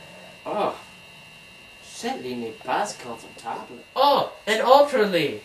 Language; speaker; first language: French; non-native, learner; English